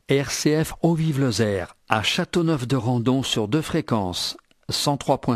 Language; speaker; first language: French; native; French